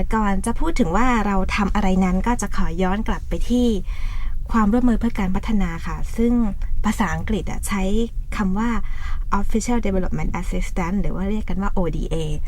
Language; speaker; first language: Thai; native; Thai